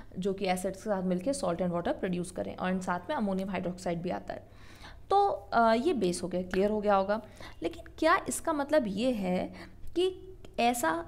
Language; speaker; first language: Hindi; native; Hindi